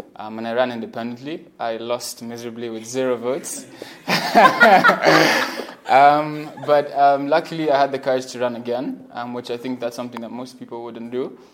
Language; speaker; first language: English; non-native, local second language; Swahili